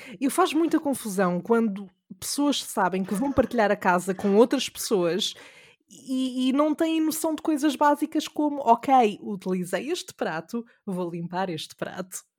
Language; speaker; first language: Portuguese; native; Portuguese